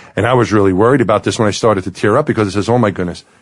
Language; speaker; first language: English; native; English